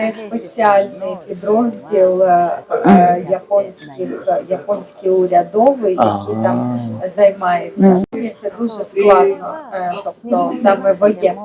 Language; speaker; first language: Ukrainian; non-native, fluent; Japanese